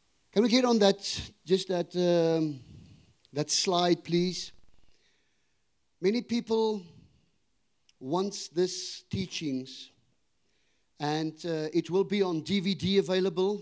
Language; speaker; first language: English; non-native, local second language; Afrikaans